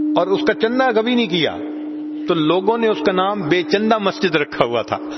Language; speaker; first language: Urdu; non-native, local second language; Punjabi